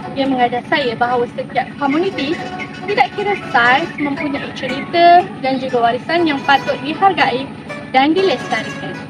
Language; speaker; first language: Malay; native; Malay